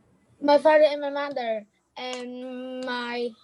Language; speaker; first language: English; non-native, learner; Vietnamese